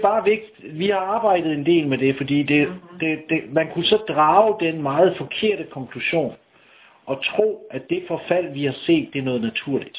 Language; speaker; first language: Danish; native; Danish